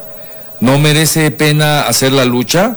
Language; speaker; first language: Spanish; native; Spanish